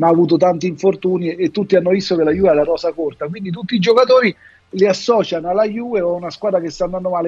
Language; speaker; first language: Italian; native; Italian